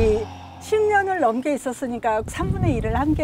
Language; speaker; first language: Korean; native; Korean